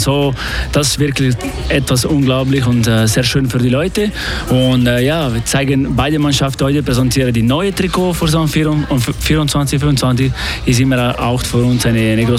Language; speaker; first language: German; non-native, local second language; French